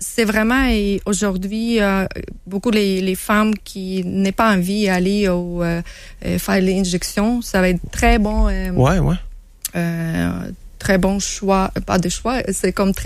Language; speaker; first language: French; non-native, learner; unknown